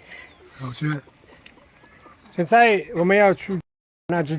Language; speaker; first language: Chinese; non-native, fluent; Italian